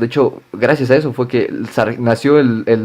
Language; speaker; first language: Spanish; native; Spanish